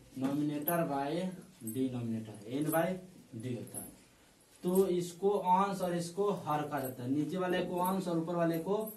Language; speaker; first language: Hindi; native; Hindi